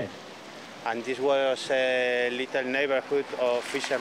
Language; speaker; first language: English; non-native, learner; Spanish